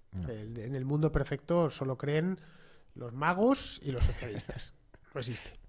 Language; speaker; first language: Spanish; native; Spanish